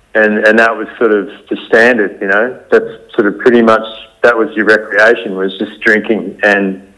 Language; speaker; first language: English; native; English